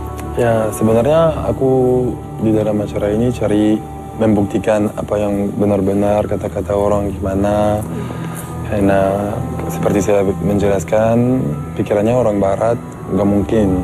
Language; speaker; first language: Indonesian; non-native, fluent; English